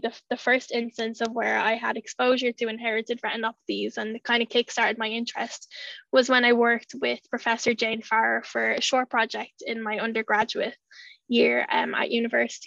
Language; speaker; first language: English; native; English